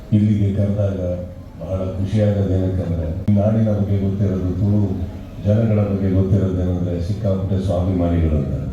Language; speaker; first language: Kannada; native; Kannada